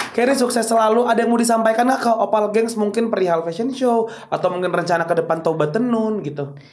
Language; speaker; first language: Indonesian; native; Indonesian